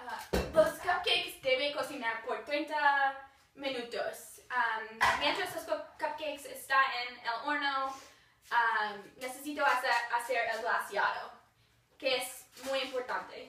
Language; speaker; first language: Spanish; non-native, learner; English